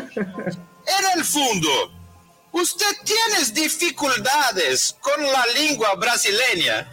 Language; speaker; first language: Spanish; non-native, learner; Portuguese